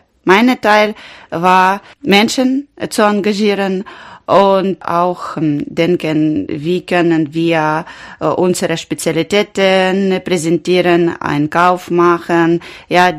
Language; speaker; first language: German; non-native, learner; Ukrainian